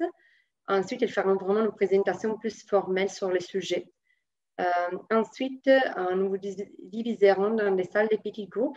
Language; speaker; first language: French; native; French